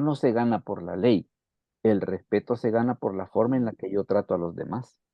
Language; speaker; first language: Spanish; native; Spanish